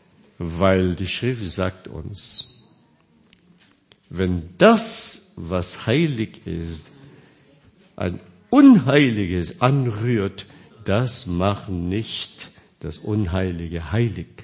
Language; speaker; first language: German; non-native, fluent; Korean